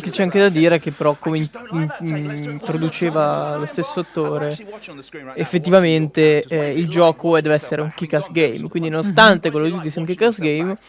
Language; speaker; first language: Italian; native; Italian